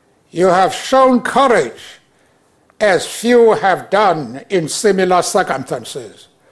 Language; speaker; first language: English; non-native, local second language; Xhosa